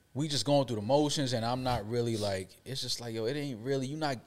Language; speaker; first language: English; native; English